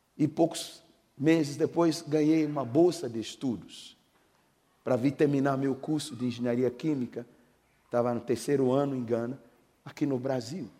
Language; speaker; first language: Portuguese; non-native, fluent; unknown